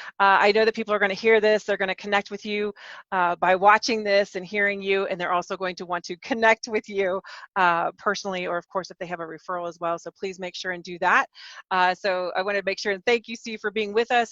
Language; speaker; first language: English; native; English